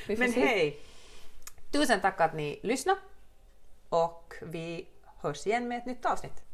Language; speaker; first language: Swedish; native; Swedish